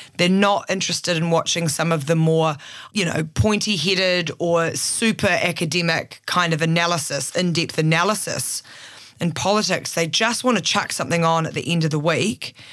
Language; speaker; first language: English; native; English